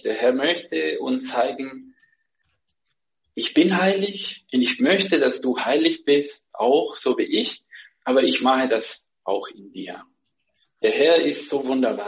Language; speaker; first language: German; non-native, fluent; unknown